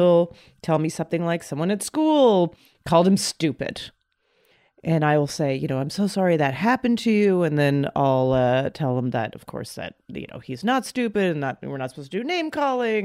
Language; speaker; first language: English; native; English